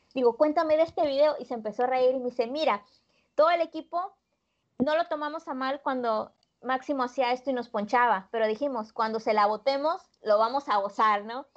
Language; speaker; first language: Spanish; native; Spanish